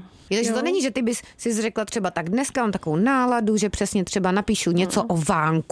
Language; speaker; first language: Czech; native; Czech